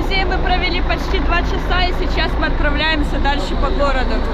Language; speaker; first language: Russian; native; Russian